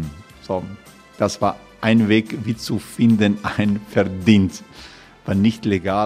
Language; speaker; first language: German; non-native, learner; Croatian